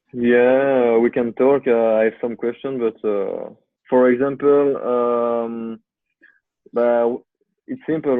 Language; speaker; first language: English; non-native, learner; French